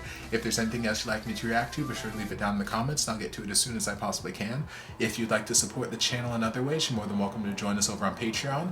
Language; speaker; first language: English; native; English